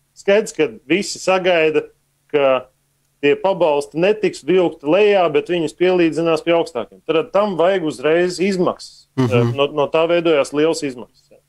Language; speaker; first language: Latvian; native; Latvian